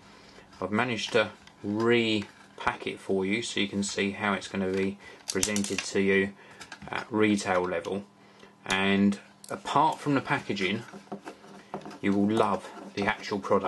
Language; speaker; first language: English; native; English